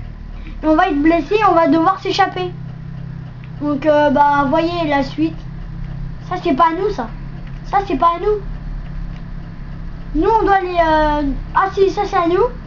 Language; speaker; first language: French; native; French